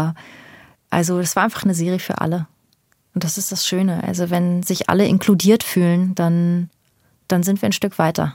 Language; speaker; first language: German; early bilingual, other home language; Persian